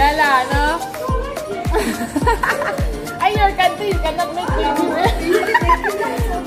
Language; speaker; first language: English; non-native, local second language; Filipino